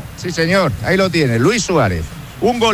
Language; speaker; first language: Spanish; native; Spanish